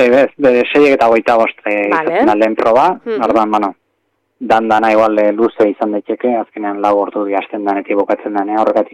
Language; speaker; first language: Basque; native; Basque